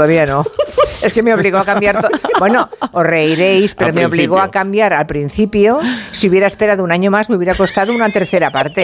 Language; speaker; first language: Spanish; native; Spanish